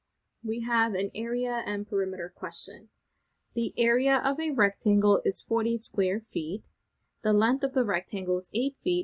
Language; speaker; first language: English; native; English